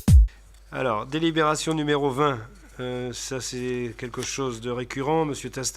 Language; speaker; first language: French; native; French